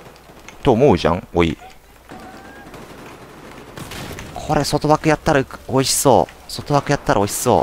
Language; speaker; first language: Japanese; native; Japanese